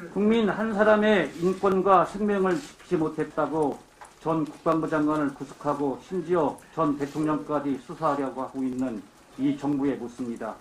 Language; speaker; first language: Korean; native; Korean